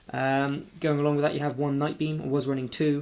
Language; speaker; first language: English; native; English